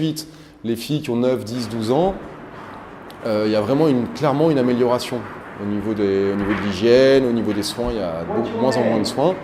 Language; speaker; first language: French; native; French